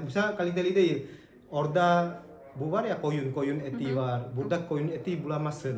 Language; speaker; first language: Turkish; non-native, learner; Indonesian